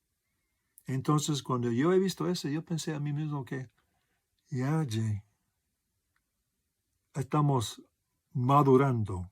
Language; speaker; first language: Spanish; non-native, fluent; English